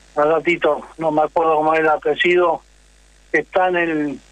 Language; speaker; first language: Spanish; native; Spanish